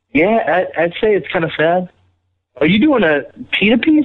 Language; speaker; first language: English; native; English